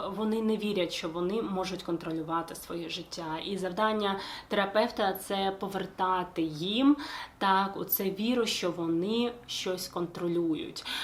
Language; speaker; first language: Ukrainian; non-native, local second language; Russian